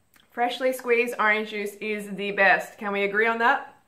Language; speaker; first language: English; native; English